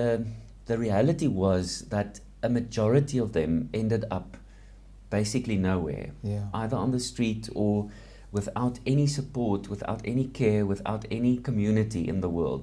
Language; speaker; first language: English; non-native, local second language; Afrikaans